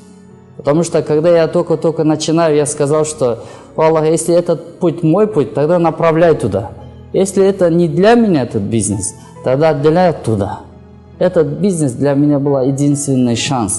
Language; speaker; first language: Russian; non-native, learner; Kyrgyz